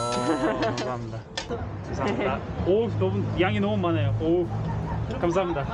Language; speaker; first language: Korean; non-native, fluent; Russian